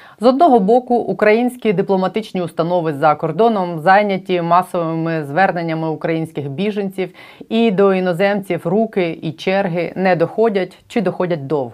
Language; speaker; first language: Ukrainian; native; Ukrainian